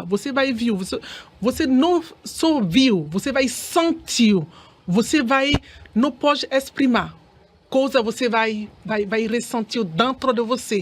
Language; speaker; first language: Portuguese; non-native, learner; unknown